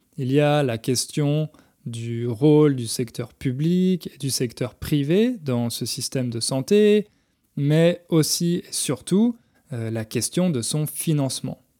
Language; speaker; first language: French; native; French